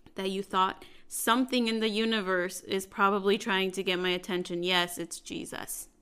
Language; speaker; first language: English; early bilingual, other home language; Spanish